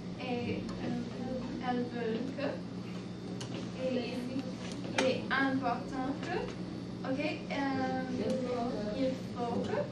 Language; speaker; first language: French; non-native, fluent; English